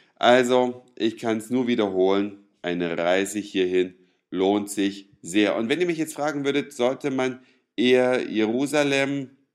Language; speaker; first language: German; native; German